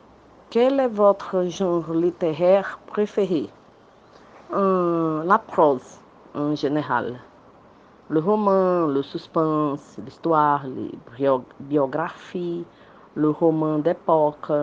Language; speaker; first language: French; non-native, learner; Portuguese